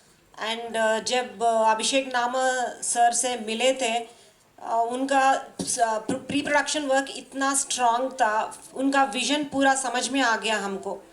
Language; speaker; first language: Hindi; non-native, local second language; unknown